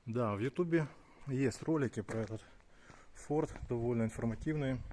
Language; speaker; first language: Russian; native; Russian